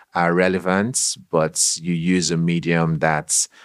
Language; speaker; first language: English; non-native, local second language; Yoruba